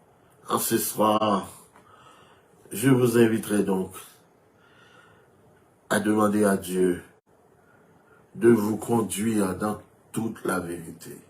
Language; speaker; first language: French; non-native, local second language; Haitian Creole